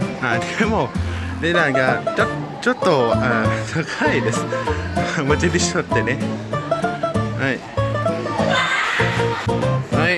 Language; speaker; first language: Japanese; non-native, learner; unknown